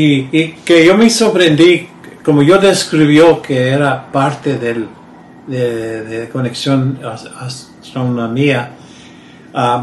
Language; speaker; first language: Spanish; early bilingual, heritage; Spanish